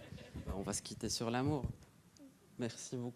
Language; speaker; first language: French; native; French